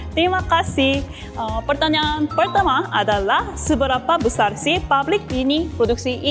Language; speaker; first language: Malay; non-native, fluent; Korean